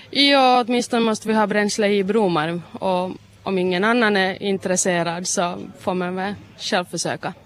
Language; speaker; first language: Swedish; native; Swedish